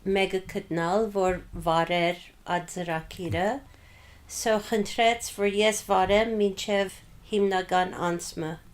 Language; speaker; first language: Armenian; early bilingual, heritage; Armenian